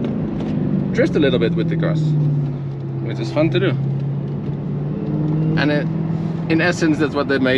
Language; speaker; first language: English; non-native, fluent; Dutch